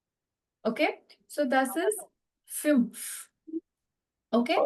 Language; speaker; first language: German; non-native, fluent; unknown